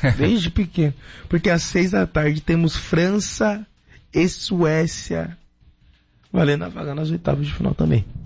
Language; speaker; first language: Portuguese; native; Portuguese